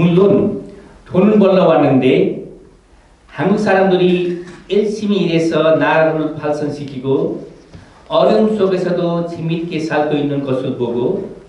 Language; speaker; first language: Korean; non-native, fluent; Nepali